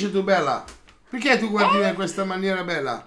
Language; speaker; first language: Italian; native; Italian